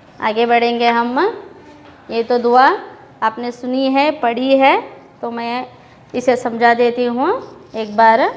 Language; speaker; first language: Hindi; native; Hindi